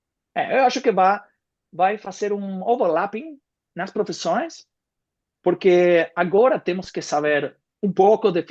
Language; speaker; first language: Portuguese; non-native, fluent; Spanish